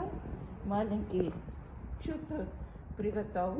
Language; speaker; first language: Russian; non-native, local second language; Uzbek